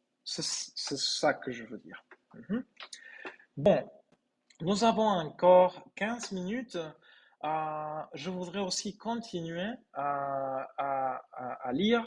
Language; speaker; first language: French; non-native, fluent; Spanish